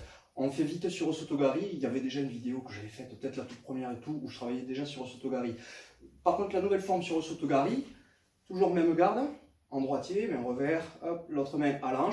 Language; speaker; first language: French; native; French